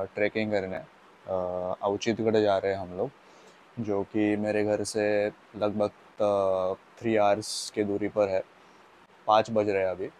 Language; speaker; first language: Hindi; non-native, local second language; Marathi